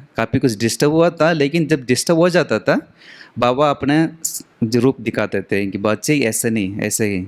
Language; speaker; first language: Hindi; non-native, local second language; Tamil